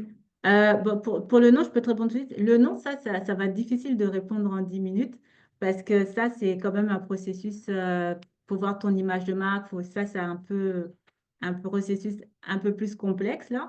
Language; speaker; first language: French; native; French